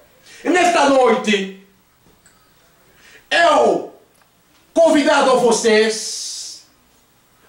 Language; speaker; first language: Portuguese; non-native, learner; Haitian Creole